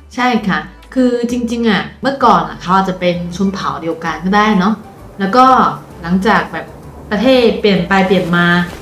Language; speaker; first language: Thai; non-native, fluent; Chinese